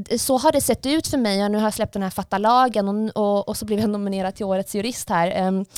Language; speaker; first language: Swedish; early bilingual, other home language; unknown